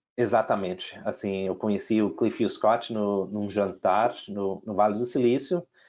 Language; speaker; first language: Portuguese; non-native, fluent; English